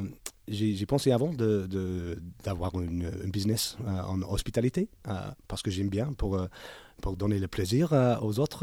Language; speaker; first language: French; non-native, learner; English